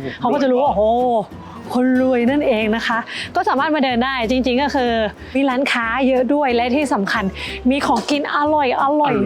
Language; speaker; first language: Thai; native; Thai